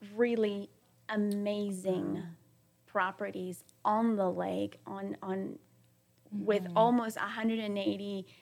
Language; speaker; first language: English; non-native, fluent; Spanish